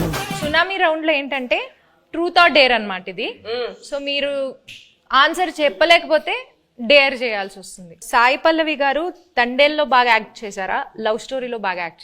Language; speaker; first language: Telugu; native; Telugu